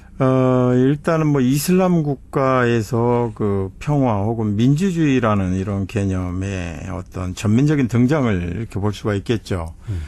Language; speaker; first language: Korean; native; Korean